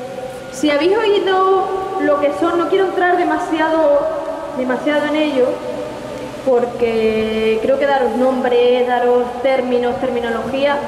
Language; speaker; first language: Spanish; native; Spanish